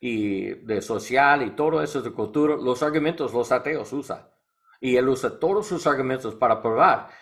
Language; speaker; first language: Spanish; non-native, learner; English